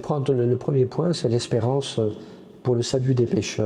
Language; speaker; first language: French; native; French